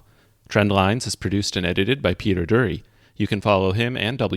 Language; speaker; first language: English; native; English